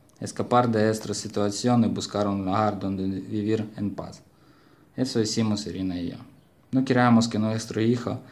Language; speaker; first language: Spanish; non-native, fluent; Ukrainian